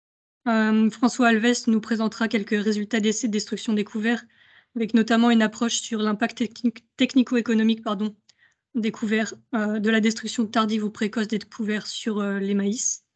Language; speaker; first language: French; native; French